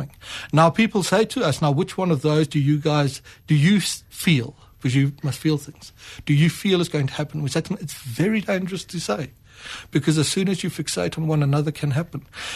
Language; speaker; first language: English; native; English